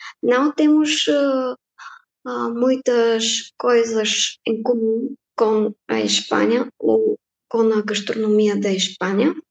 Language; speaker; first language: Portuguese; non-native, fluent; Bulgarian